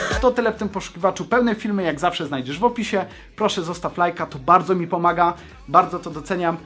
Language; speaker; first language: Polish; native; Polish